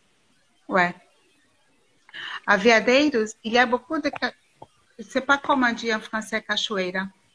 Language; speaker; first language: French; non-native, learner; Portuguese